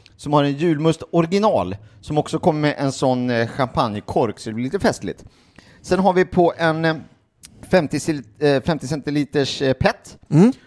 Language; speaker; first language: Swedish; native; Swedish